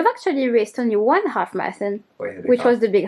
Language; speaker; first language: English; native; English